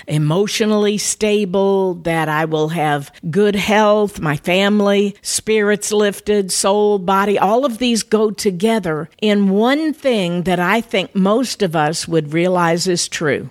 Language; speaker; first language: English; native; English